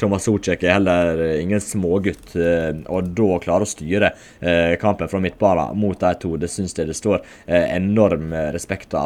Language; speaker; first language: Norwegian; native; Norwegian